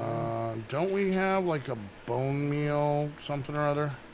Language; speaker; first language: English; native; English